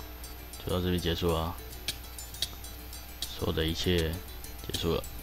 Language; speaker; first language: Chinese; native; Chinese